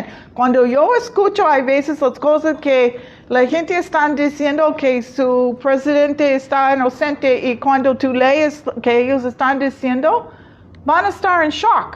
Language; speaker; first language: Spanish; non-native, fluent; English